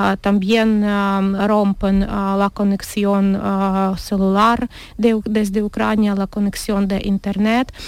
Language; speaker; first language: Spanish; non-native, learner; Ukrainian